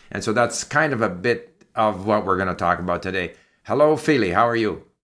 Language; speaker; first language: English; native; English